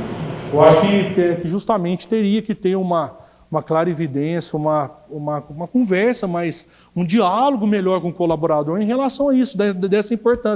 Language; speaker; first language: Portuguese; native; Portuguese